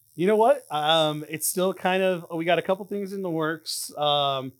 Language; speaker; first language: English; native; English